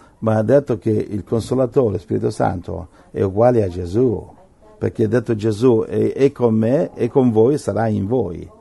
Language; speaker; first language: Italian; native; Italian